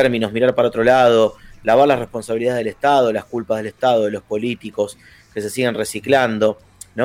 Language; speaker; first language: Spanish; native; Spanish